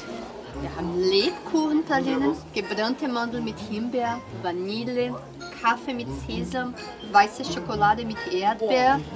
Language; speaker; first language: German; non-native, local second language; Portuguese